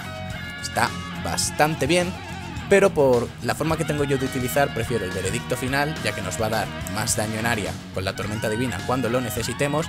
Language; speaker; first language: Spanish; native; Spanish